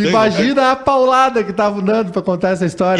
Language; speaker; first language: Portuguese; native; Portuguese